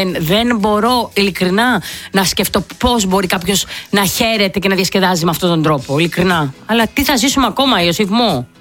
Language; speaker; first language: Greek; native; Greek